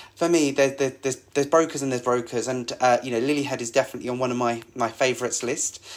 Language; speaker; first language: English; native; English